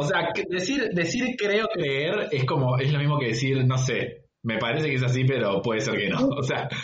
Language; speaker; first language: Spanish; native; Spanish